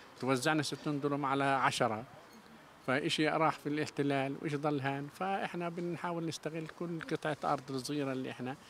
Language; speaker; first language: Arabic; native; Arabic